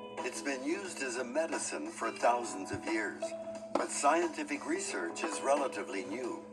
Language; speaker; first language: English; native; English